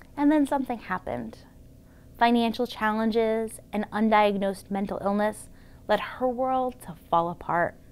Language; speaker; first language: English; native; English